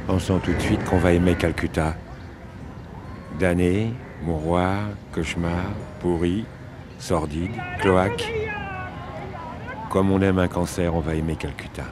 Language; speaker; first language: French; native; French